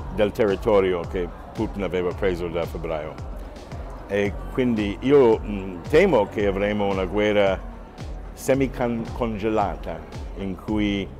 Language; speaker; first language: Italian; non-native, fluent; English